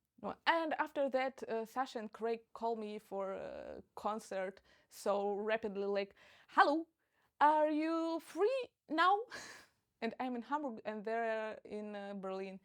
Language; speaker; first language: English; non-native, fluent; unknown